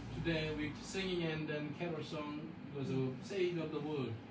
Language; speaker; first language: English; non-native, learner; Korean